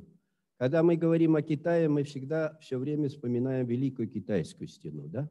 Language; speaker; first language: Russian; native; Russian